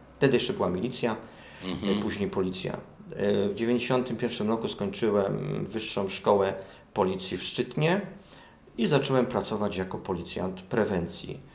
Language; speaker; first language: Polish; native; Polish